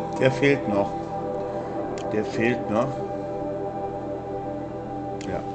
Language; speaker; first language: German; native; German